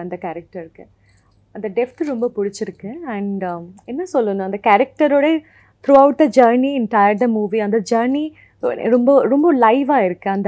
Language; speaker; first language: Tamil; non-native, fluent; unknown